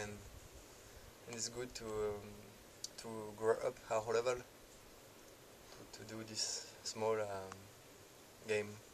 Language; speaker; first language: English; non-native, learner; French